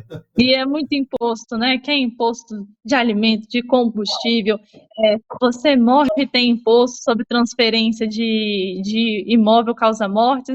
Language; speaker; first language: Portuguese; native; Portuguese